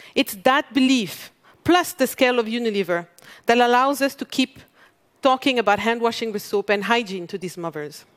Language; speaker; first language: English; non-native, fluent; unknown